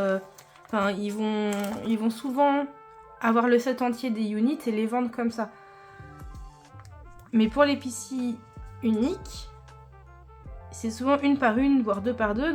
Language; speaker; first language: French; native; French